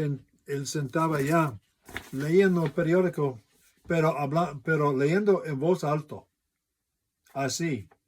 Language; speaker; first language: Spanish; non-native, fluent; English